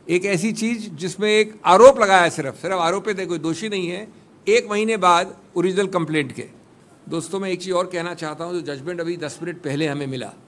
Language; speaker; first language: Hindi; native; Hindi